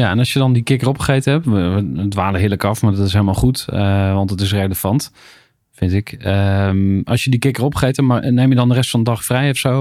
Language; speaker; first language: Dutch; native; Dutch